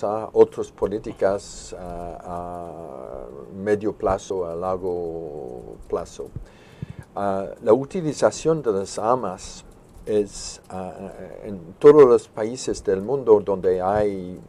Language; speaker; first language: Spanish; non-native, fluent; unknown